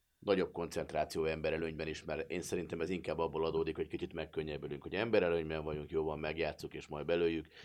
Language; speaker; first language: Hungarian; native; Hungarian